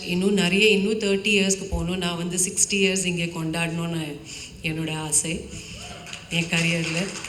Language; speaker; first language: Tamil; non-native, local second language; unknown